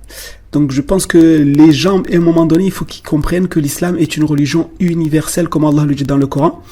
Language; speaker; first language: French; native; French